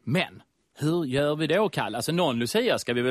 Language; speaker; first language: Swedish; native; Swedish